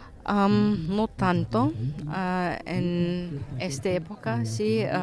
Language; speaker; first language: Spanish; non-native, fluent; German